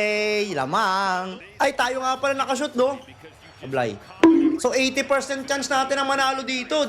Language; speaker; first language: Filipino; native; Filipino